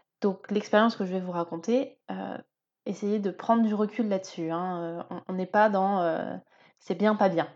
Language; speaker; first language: French; native; French